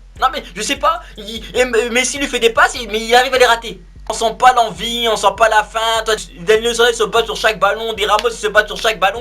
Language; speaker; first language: French; native; French